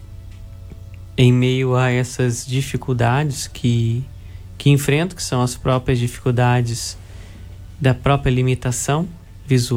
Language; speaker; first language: Portuguese; native; Portuguese